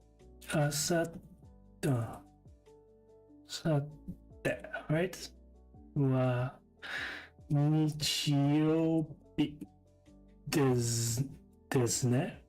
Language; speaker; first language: Japanese; non-native, learner; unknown